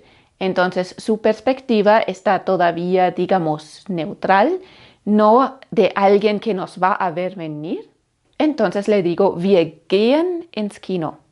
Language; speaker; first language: Spanish; non-native, fluent; German